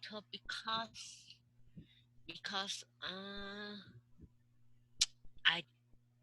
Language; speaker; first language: English; non-native, learner; Vietnamese